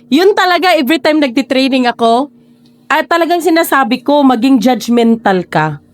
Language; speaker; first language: Filipino; native; Filipino